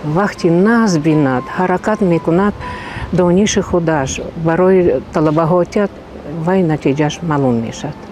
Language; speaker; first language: Tajik; non-native, fluent; Russian